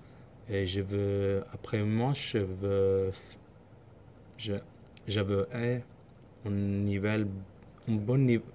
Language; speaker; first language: French; non-native, learner; Somali